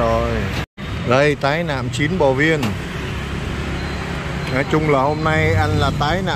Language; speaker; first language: Vietnamese; native; Vietnamese